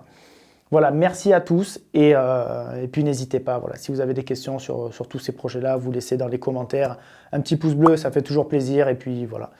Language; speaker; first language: French; native; French